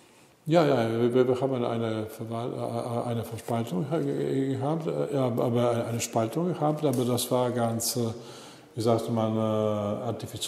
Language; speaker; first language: German; non-native, learner; Italian